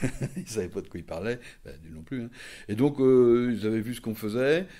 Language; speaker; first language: French; native; French